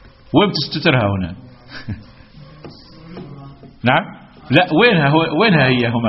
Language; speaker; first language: Arabic; native; Arabic